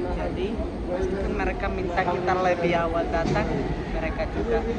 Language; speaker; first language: Indonesian; non-native, fluent; Spanish